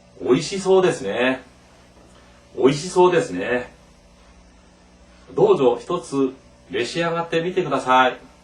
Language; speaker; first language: Japanese; non-native, fluent; Korean